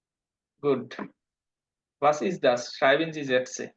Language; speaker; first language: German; non-native, fluent; Bangla